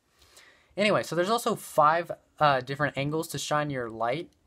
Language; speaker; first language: English; native; English